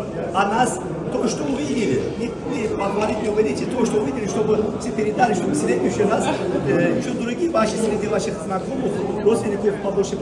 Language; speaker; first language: Russian; non-native, fluent; Turkish